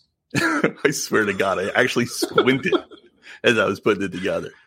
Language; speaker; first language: English; native; English